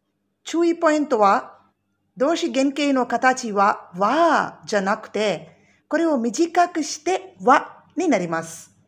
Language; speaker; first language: Japanese; non-native, fluent; Tamil